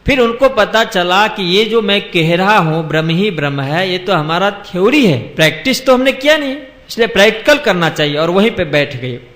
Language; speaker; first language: Hindi; non-native, local second language; Gujarati